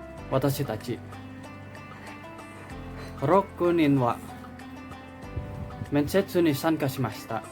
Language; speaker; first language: Japanese; non-native, learner; Indonesian